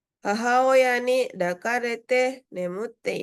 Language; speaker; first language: Japanese; non-native, fluent; Indonesian